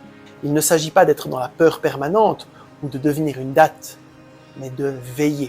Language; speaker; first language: French; native; French